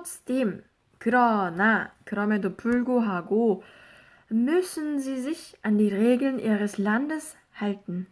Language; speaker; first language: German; non-native, fluent; Korean